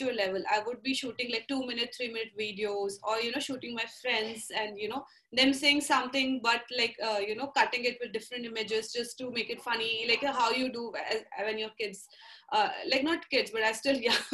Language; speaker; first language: English; non-native, local second language; Marathi